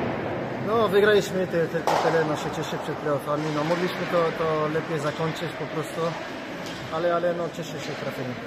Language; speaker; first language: Polish; early bilingual, heritage; French